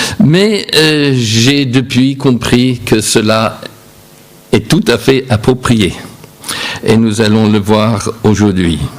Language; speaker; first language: French; non-native, fluent; English